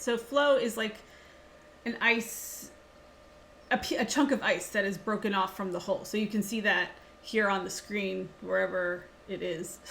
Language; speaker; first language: English; native; English